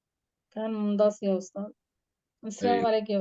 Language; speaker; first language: Arabic; non-native, learner; Malayalam